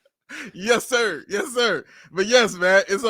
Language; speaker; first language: English; native; English